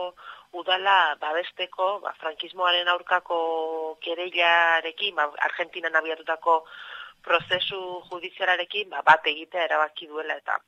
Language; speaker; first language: Basque; native; Basque